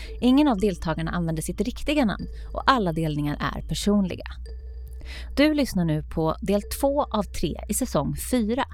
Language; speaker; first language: Swedish; native; Swedish